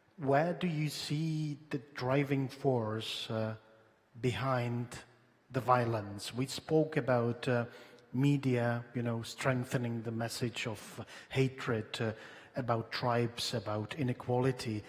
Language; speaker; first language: English; non-native, fluent; Czech